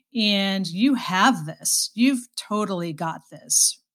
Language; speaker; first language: English; native; English